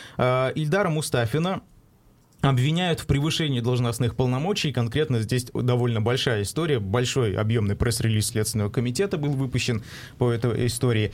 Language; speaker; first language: Russian; native; Russian